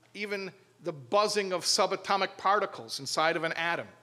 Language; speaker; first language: English; native; English